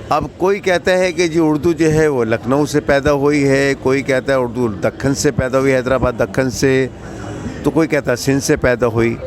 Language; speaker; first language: Urdu; non-native, local second language; Punjabi